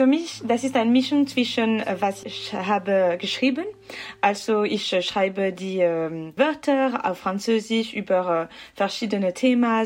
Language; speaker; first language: German; non-native, local second language; French